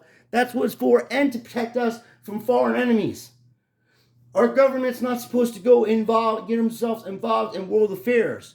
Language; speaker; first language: English; native; English